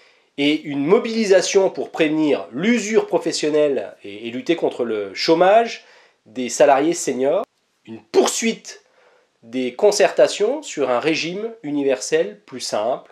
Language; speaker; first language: French; native; French